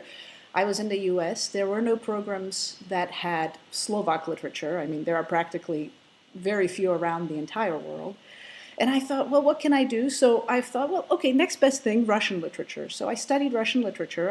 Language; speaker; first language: English; non-native, fluent; Slovak